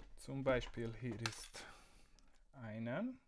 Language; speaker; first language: German; non-native, learner; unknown